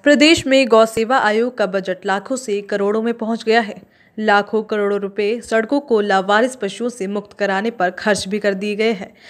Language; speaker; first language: Hindi; native; Hindi